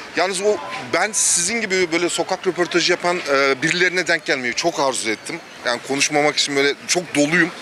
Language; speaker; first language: Turkish; native; Turkish